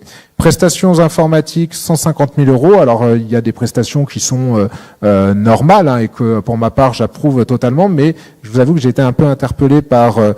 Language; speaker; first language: French; native; French